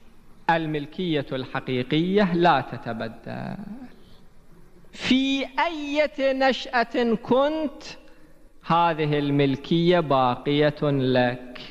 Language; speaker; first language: Arabic; native; Arabic